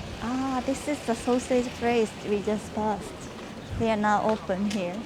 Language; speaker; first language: English; non-native, fluent; Japanese